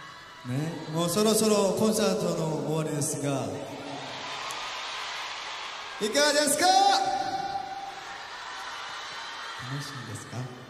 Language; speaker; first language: Japanese; non-native, fluent; Korean